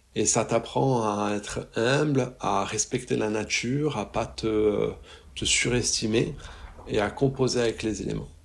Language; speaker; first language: French; native; French